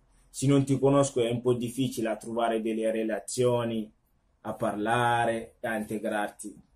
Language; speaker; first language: Italian; non-native, learner; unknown